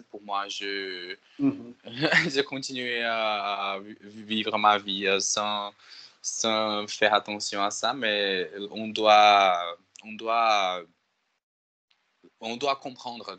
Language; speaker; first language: French; non-native, learner; Portuguese